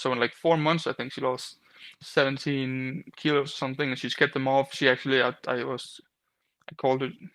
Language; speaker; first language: English; non-native, fluent; Danish